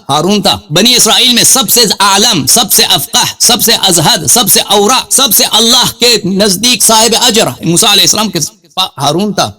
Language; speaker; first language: Urdu; non-native, fluent; Persian